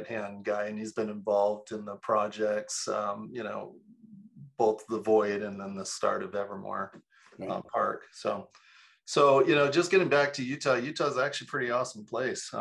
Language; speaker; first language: English; native; English